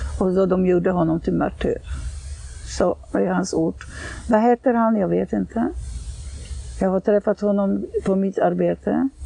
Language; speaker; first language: Swedish; non-native, fluent; Polish